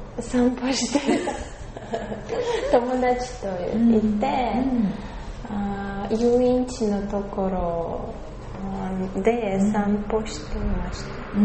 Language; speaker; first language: Japanese; non-native, learner; Russian